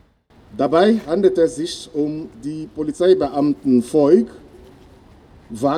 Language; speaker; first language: German; non-native, fluent; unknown